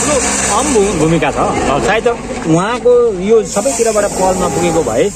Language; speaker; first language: Nepali; native; Nepali